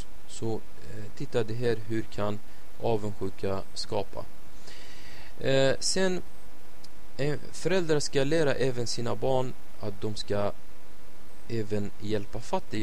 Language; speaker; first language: Swedish; non-native, fluent; Arabic